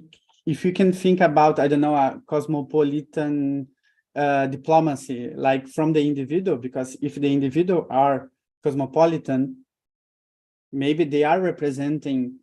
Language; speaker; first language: English; non-native, fluent; Portuguese